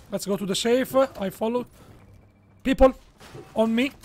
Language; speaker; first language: English; non-native, learner; Italian